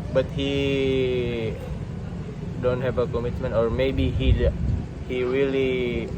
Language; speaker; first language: English; non-native, fluent; Indonesian